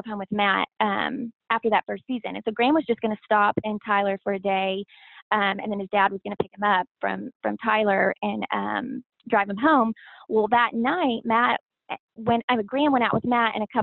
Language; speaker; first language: English; native; English